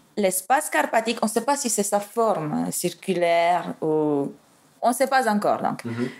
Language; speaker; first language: French; non-native, fluent; Romanian